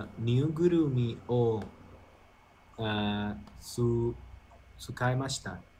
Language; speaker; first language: Japanese; non-native, learner; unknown